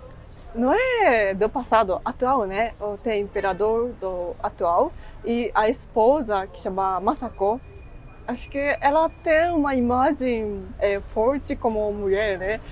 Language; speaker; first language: Portuguese; non-native, fluent; Japanese